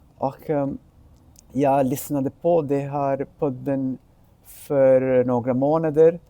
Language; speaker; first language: Swedish; non-native, learner; Sinhala